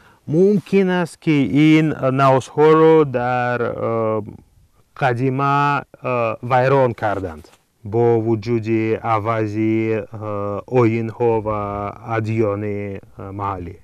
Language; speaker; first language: Persian; non-native, fluent; Russian